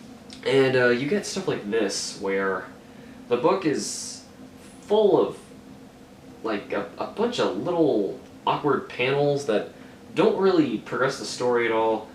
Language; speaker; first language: English; native; English